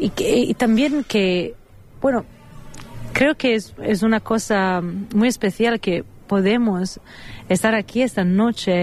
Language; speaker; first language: Spanish; non-native, fluent; Italian